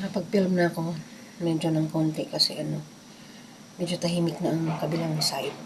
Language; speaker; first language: Filipino; non-native, local second language; Cebuano